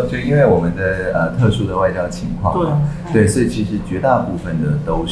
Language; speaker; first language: Chinese; native; Chinese